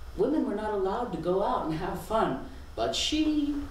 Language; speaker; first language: English; native; English